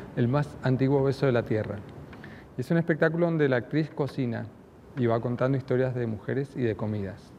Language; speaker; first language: Spanish; native; Spanish